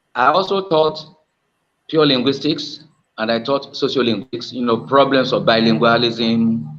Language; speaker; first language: English; non-native, local second language; Yoruba